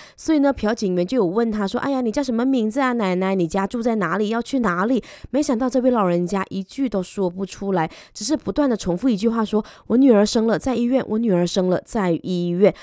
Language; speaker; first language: Chinese; native; Chinese